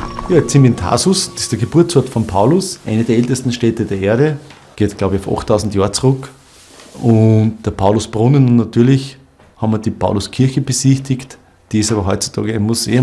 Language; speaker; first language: German; native; German